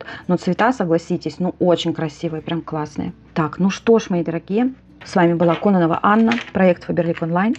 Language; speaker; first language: Russian; native; Russian